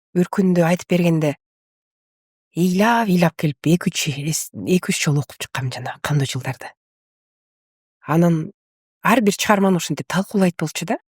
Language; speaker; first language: Kyrgyz; non-native, local second language; Russian